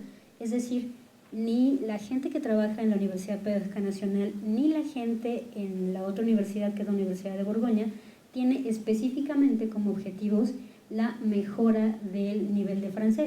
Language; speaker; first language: Spanish; native; Spanish